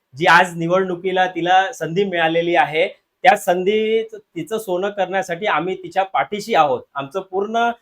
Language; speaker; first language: Marathi; non-native, local second language; Hindi